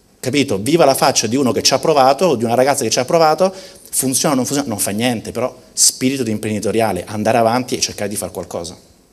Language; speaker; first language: Italian; early bilingual, heritage; Italian